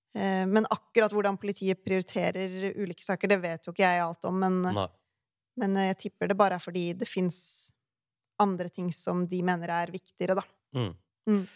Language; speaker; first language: Norwegian; native; Norwegian